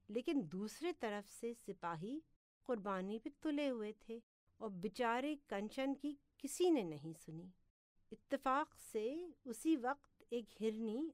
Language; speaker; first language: Urdu; native; Urdu